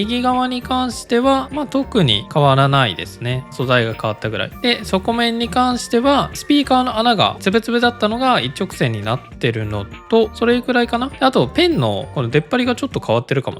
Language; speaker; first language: Japanese; native; Japanese